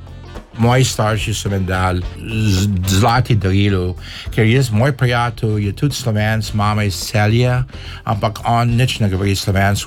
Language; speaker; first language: Slovenian; early bilingual, heritage; Slovenian